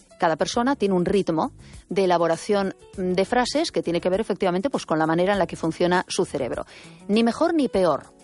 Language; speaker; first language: Spanish; native; Spanish